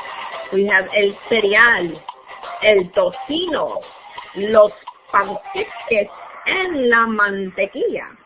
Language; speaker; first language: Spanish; non-native, fluent; English